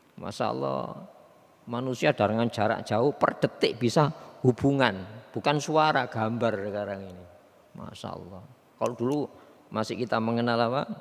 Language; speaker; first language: Indonesian; non-native, local second language; Javanese